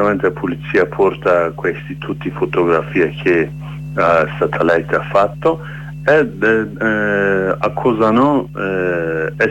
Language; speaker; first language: Italian; non-native, learner; Kurdish